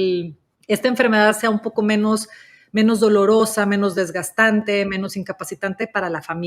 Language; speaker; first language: Spanish; native; Spanish